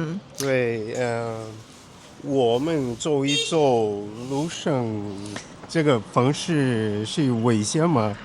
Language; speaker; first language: Chinese; non-native, learner; Portuguese